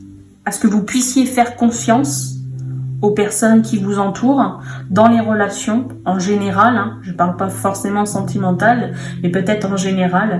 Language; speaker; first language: French; native; French